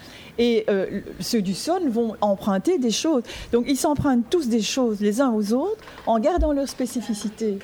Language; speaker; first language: French; native; French